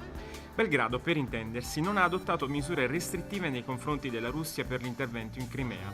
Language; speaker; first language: Italian; native; Italian